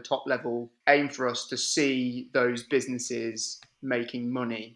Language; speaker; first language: English; native; English